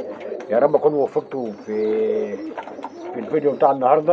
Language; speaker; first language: Arabic; native; Arabic